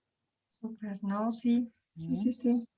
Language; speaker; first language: Spanish; native; Spanish